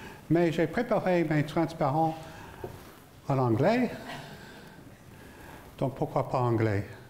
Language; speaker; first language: French; non-native, fluent; English